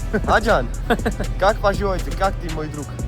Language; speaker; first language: Russian; non-native, fluent; Georgian